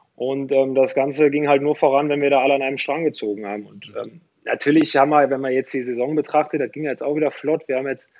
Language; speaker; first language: German; native; German